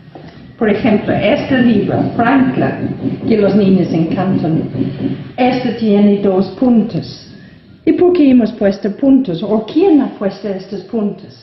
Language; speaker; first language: Spanish; non-native, fluent; English